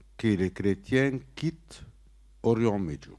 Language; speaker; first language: French; non-native, learner; Arabic